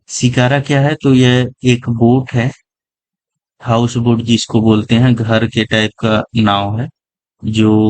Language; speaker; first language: Hindi; native; Hindi